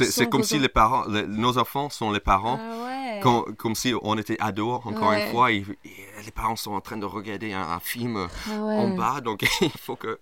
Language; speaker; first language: French; non-native, fluent; English